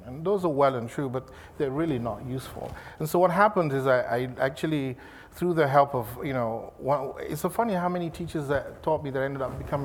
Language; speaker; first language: English; non-native, local second language; Igbo